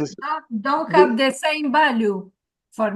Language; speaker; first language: English; non-native, learner; Spanish